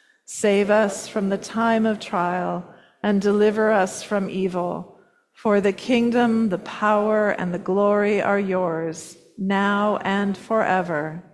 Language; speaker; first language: English; native; English